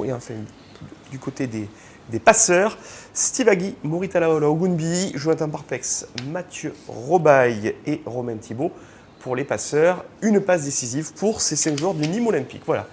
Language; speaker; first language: French; native; French